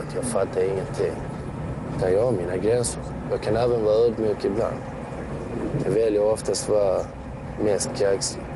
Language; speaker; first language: Swedish; early bilingual, other home language; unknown